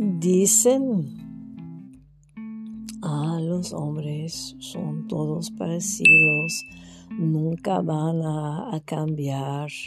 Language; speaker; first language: Spanish; non-native, fluent; French